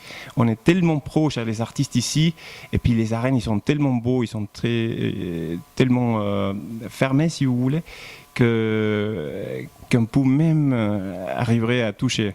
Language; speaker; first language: French; non-native, fluent; Spanish